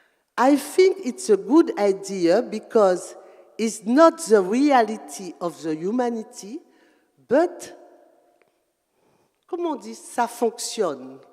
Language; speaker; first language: English; non-native, learner; French